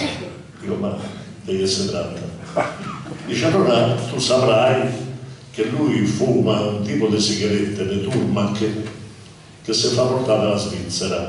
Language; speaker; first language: Italian; native; Italian